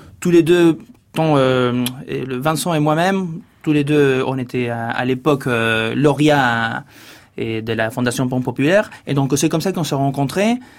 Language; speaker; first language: French; non-native, fluent; Spanish